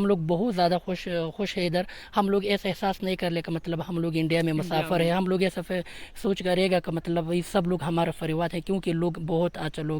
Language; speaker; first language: Hindi; non-native, learner; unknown